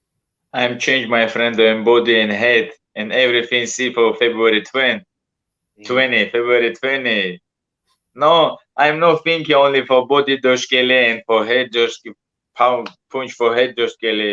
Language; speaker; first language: English; non-native, learner; Russian